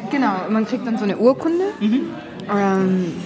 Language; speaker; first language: German; early bilingual, heritage; Arabic